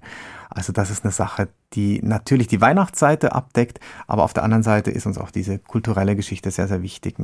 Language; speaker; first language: German; native; German